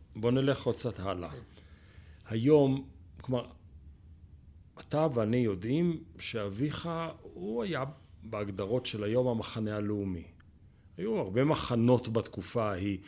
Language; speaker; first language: Hebrew; native; Hebrew